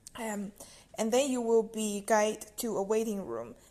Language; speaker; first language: English; non-native, fluent; Chinese